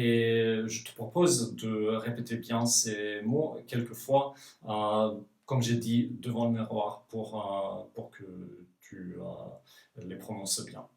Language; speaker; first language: French; non-native, fluent; Norwegian